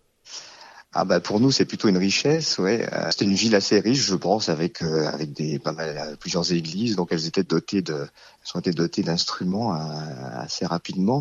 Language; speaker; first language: French; native; French